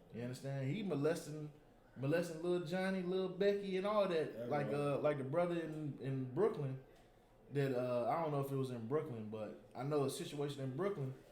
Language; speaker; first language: English; native; English